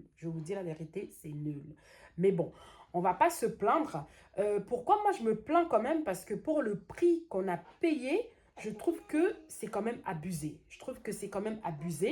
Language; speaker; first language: French; native; French